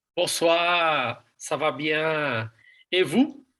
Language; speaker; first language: French; non-native, learner; Portuguese